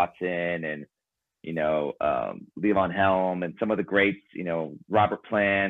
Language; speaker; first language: English; early bilingual, other home language; Ukrainian